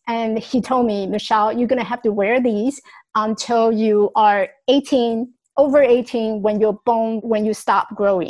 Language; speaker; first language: English; non-native, fluent; Chinese